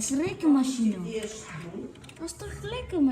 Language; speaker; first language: Dutch; non-native, learner; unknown